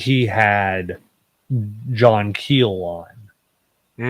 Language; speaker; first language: English; native; English